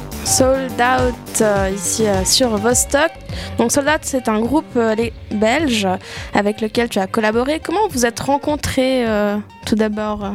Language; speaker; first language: French; native; French